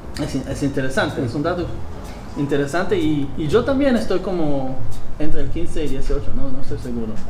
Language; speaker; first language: Spanish; non-native, fluent; Hebrew